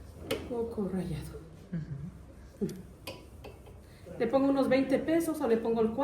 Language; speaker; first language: Spanish; native; Spanish